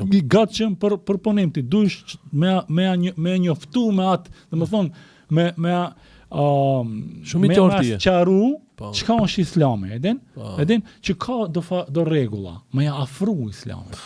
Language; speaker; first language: Albanian; native; Albanian